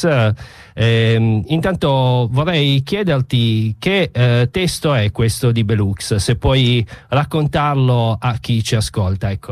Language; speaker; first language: Italian; native; Italian